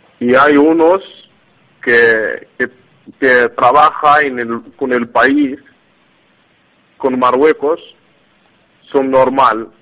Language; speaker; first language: Spanish; non-native, learner; Arabic